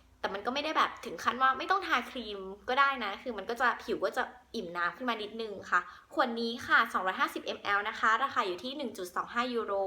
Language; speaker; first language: Thai; native; Thai